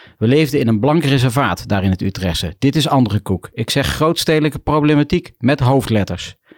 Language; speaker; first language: Dutch; native; Dutch